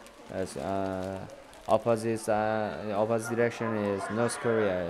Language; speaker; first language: English; non-native, learner; Korean